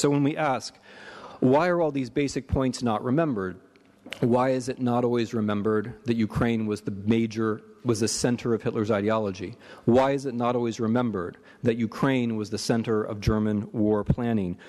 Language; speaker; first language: English; native; English